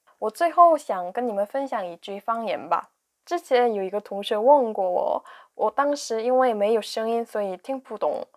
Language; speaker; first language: Chinese; non-native, fluent; Korean